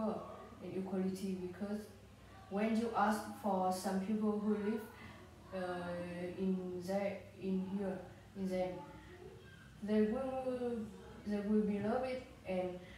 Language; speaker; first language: English; non-native, learner; Vietnamese